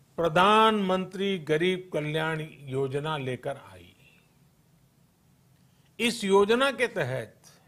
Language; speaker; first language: Hindi; non-native, local second language; Gujarati